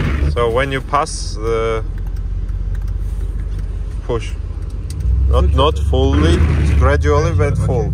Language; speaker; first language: English; non-native, fluent; Georgian